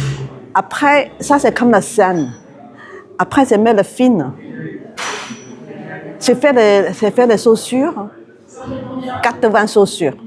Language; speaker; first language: French; non-native, learner; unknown